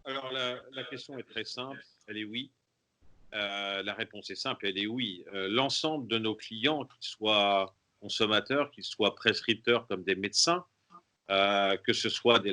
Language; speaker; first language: French; native; French